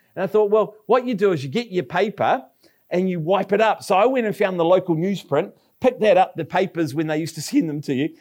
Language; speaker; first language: English; native; English